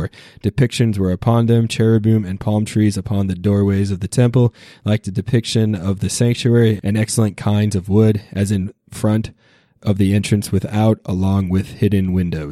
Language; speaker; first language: English; native; English